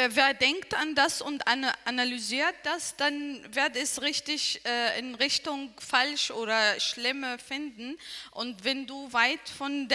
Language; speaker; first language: German; non-native, learner; Arabic